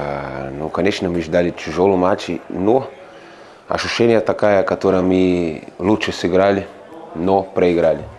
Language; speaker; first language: Russian; non-native, fluent; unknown